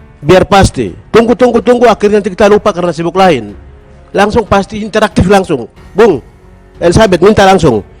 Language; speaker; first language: Indonesian; non-native, local second language; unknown